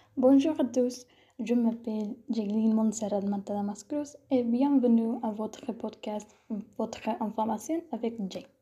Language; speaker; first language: French; non-native, learner; Spanish